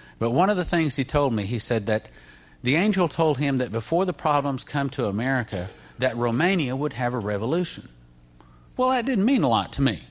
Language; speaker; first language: English; native; English